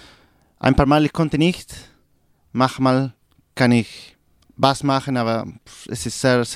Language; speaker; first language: German; non-native, learner; Spanish